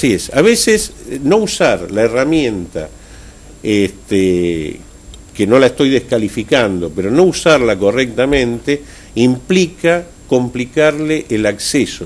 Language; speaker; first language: Spanish; native; Spanish